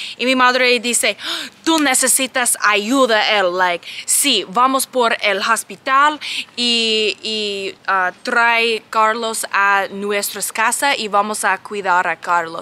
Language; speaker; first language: Spanish; non-native, learner; English